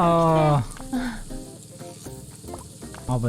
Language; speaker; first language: Japanese; non-native, learner; English